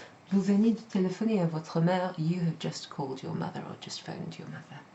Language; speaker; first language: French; non-native, fluent; English